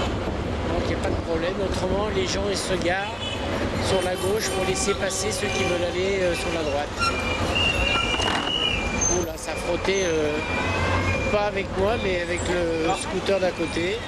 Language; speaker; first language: French; native; French